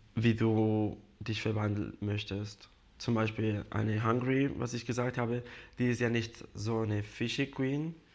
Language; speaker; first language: German; non-native, fluent; Spanish